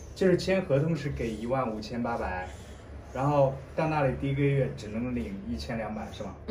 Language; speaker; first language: Chinese; native; Chinese